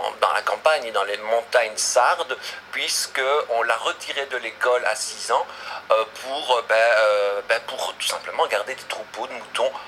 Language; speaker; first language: French; native; French